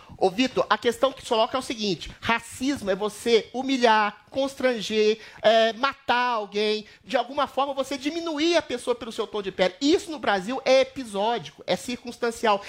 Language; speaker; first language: Portuguese; native; Portuguese